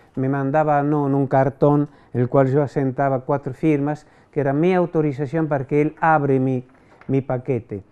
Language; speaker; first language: Spanish; non-native, fluent; French